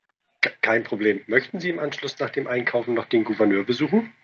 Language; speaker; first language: German; native; German